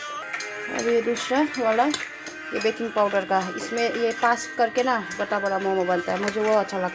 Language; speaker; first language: Hindi; non-native, local second language; Nepali